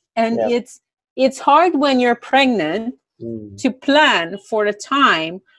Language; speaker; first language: English; non-native, fluent; Romanian